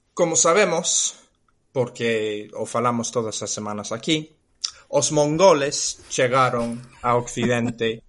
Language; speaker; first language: Galician; non-native, fluent; English